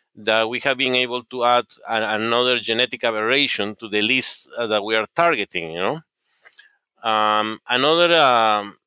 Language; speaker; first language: English; non-native, fluent; Spanish